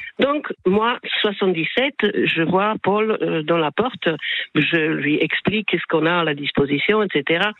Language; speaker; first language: French; non-native, fluent; Slovak